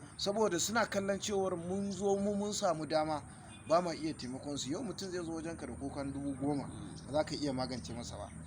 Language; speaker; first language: Hausa; native; Hausa